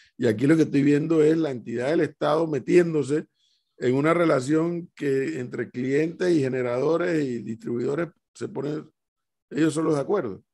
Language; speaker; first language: Spanish; native; Spanish